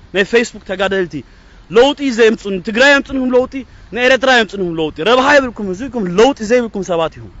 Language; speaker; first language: Tigrinya; early bilingual, heritage; Tigrinya